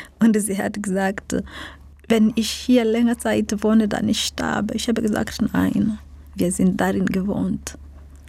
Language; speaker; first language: German; non-native, learner; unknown